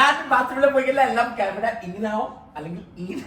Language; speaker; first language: Malayalam; non-native, local second language; Assamese